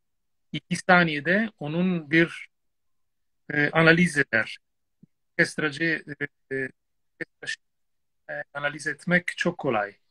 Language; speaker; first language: Turkish; non-native, fluent; Italian